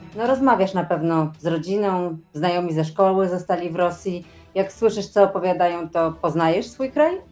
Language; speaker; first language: Polish; native; Polish